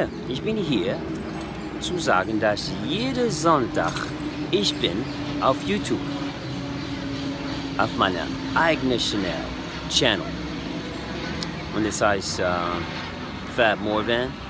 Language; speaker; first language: German; non-native, learner; French